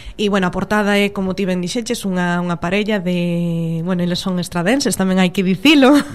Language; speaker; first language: Galician; native; Galician